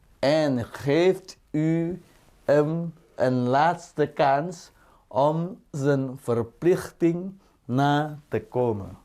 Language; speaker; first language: Dutch; non-native, fluent; Indonesian